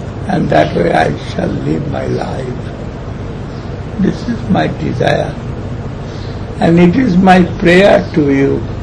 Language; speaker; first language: English; non-native, local second language; Bangla